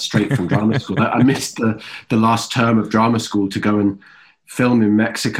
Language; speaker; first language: English; native; English